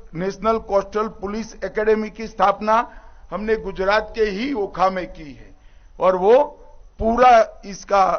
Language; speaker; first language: Hindi; non-native, local second language; Gujarati